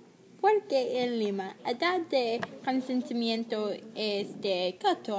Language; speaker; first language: Spanish; non-native, learner; English